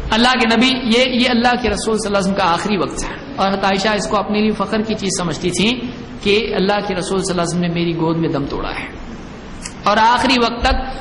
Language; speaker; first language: Urdu; native; Urdu